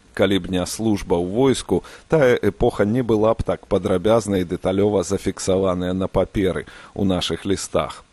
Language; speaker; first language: Belarusian; non-native, local second language; Russian